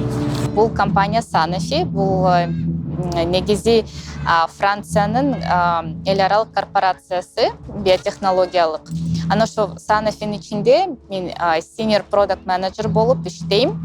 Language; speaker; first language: Kyrgyz; non-native, local second language; Russian